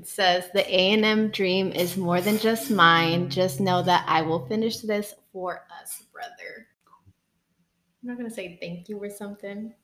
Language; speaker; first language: English; early bilingual, other home language; Spanish